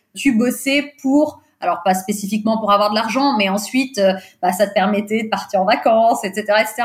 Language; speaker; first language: French; early bilingual, other home language; Portuguese